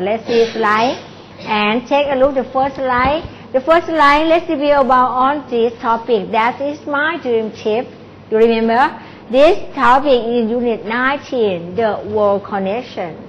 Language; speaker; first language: English; non-native, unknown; Thai